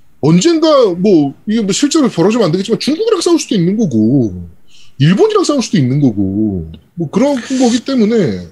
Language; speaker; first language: Korean; native; Korean